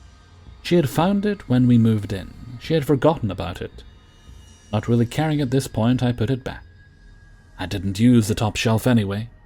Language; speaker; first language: English; native; English